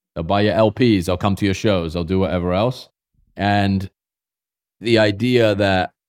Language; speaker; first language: English; native; English